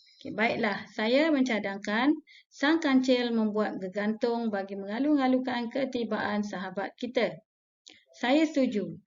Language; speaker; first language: Malay; native; Malay